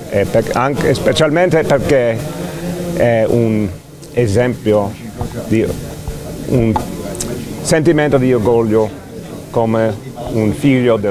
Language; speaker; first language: Italian; non-native, fluent; English